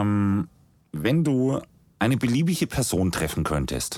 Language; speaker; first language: German; native; German